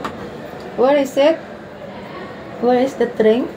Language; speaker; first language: English; non-native, local second language; Filipino